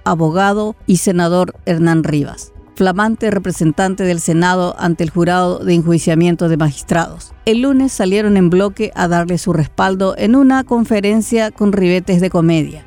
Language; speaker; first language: Spanish; native; Spanish